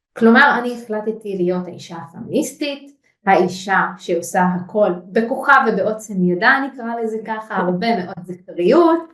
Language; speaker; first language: Hebrew; non-native, local second language; Arabic